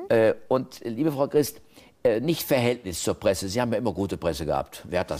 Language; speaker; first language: German; native; German